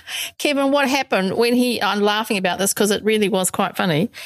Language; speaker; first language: English; native; English